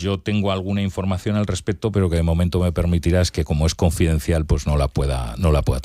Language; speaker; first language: Spanish; native; Spanish